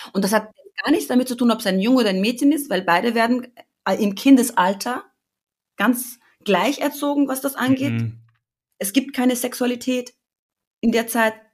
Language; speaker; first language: German; early bilingual, other home language; Albanian